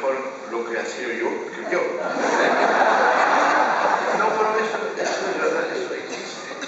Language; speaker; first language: Spanish; non-native, fluent; Dutch